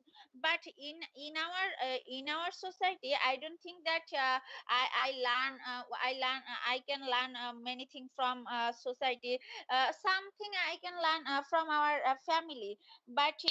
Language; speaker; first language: English; non-native, learner; Bangla